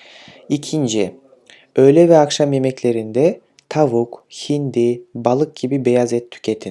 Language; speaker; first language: Turkish; non-native, fluent; Kyrgyz